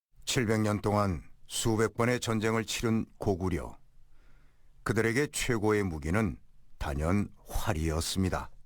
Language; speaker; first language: Korean; native; Korean